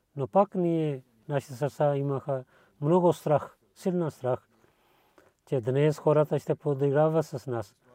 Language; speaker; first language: Bulgarian; non-native, learner; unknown